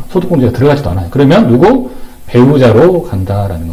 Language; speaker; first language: Korean; native; Korean